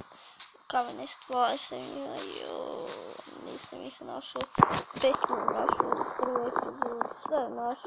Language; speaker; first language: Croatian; early bilingual, heritage; Bosnian